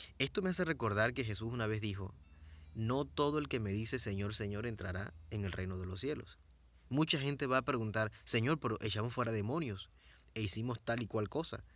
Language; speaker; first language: Spanish; native; Spanish